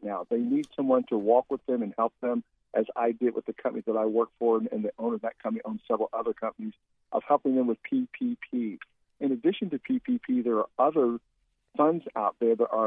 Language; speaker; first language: English; native; English